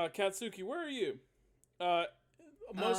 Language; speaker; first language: English; native; English